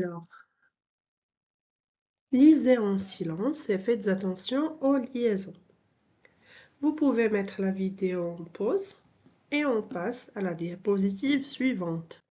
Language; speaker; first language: French; non-native, local second language; Arabic